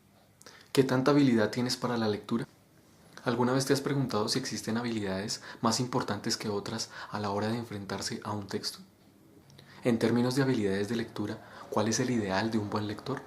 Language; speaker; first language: Spanish; native; Spanish